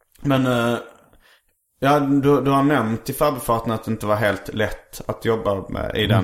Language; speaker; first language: Swedish; native; Swedish